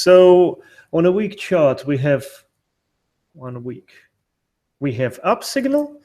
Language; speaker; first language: English; non-native, fluent; Russian